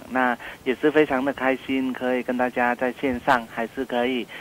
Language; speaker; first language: Chinese; non-native, fluent; Vietnamese